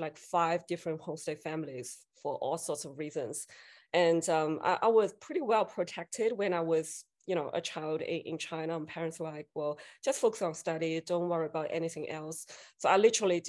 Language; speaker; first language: English; non-native, fluent; Chinese